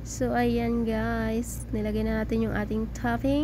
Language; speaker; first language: Filipino; native; Filipino